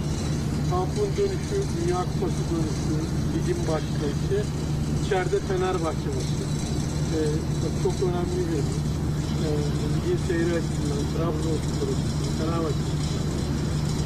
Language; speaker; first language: Turkish; native; Turkish